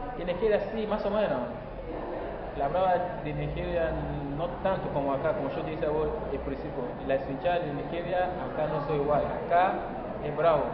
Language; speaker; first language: Spanish; non-native, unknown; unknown